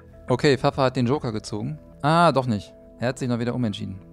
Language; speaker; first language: German; native; German